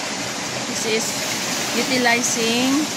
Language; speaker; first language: English; non-native, learner; Hmong